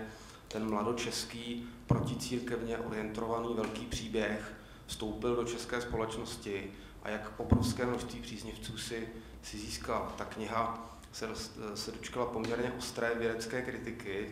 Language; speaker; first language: Czech; native; Czech